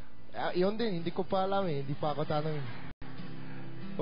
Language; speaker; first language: Filipino; non-native, learner; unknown